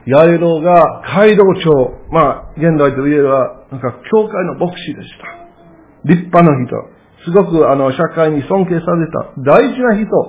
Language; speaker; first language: Japanese; non-native, fluent; English